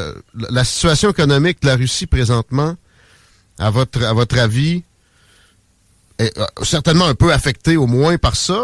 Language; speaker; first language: French; native; French